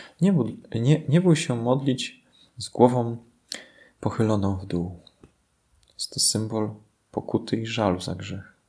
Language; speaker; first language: Polish; native; Polish